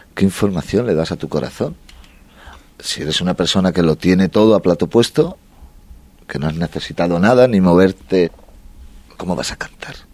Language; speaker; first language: Spanish; native; Spanish